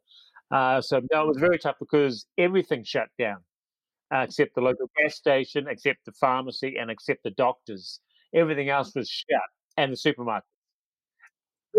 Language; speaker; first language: English; native; English